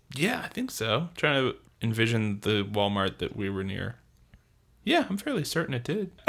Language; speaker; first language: English; native; English